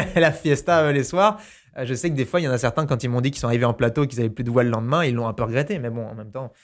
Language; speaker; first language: French; native; French